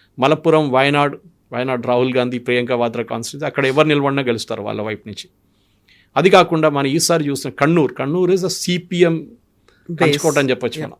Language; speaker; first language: Telugu; non-native, local second language; Malayalam